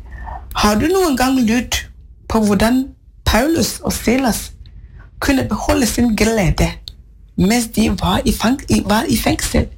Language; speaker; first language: Norwegian; non-native, fluent; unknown